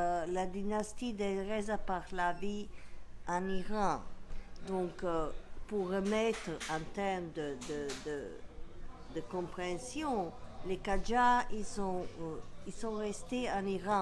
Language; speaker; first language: French; non-native, fluent; Serbian